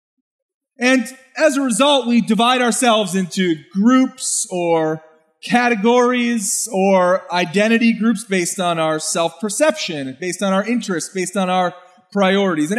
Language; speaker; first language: English; native; English